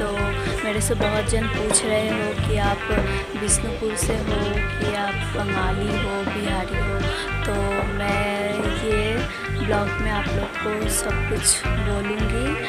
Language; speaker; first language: Hindi; native; Hindi